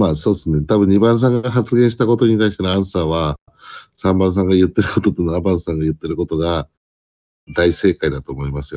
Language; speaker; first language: Japanese; native; Japanese